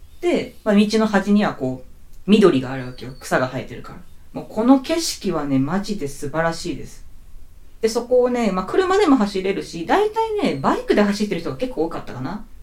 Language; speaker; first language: Japanese; native; Japanese